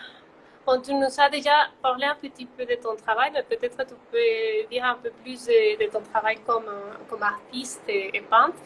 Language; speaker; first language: French; non-native, fluent; Spanish